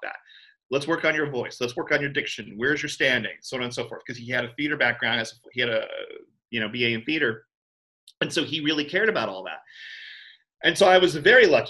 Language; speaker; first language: English; native; English